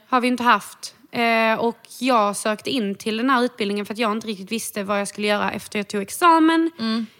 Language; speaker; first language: Swedish; native; Swedish